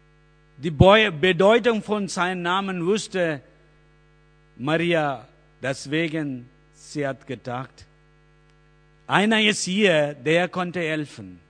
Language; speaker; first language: German; non-native, learner; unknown